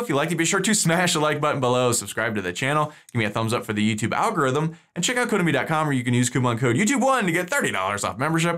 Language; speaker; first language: English; native; English